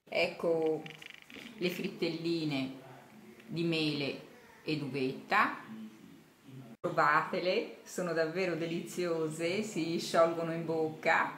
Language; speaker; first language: Italian; native; Italian